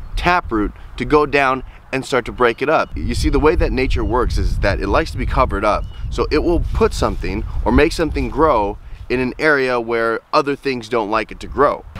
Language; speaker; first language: English; native; English